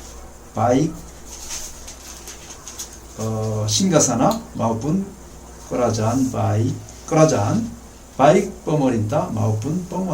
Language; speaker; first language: Indonesian; non-native, fluent; Korean